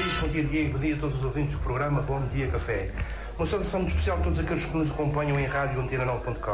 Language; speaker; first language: Portuguese; native; Portuguese